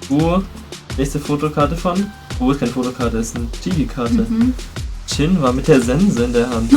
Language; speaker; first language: German; native; German